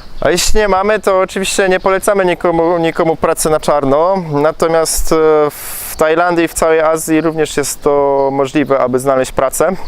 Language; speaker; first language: Polish; native; Polish